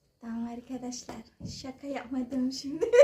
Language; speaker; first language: Turkish; non-native, learner; Indonesian